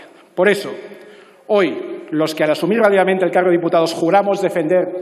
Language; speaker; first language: Spanish; native; Spanish